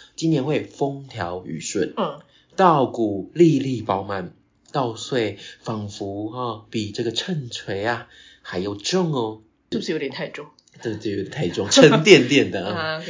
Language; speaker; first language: Chinese; non-native, local second language; Min Nan Chinese